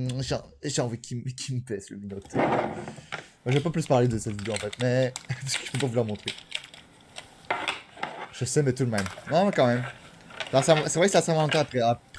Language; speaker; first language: French; native; French